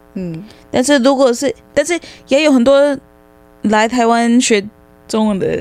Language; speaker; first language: Chinese; non-native, fluent; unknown